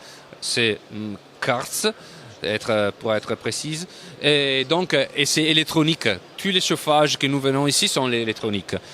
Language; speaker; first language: French; non-native, learner; Italian